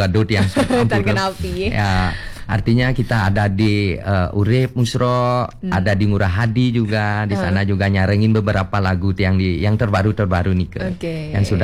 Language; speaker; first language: Indonesian; native; Indonesian